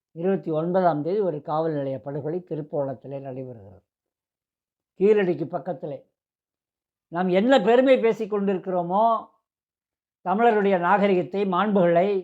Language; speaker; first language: Tamil; native; Tamil